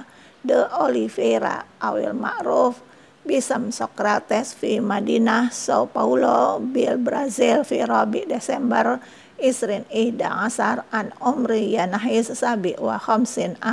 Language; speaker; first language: Arabic; non-native, fluent; Indonesian